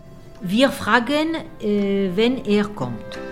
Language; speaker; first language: German; non-native, learner; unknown